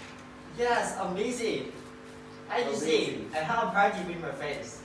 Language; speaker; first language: English; non-native, learner; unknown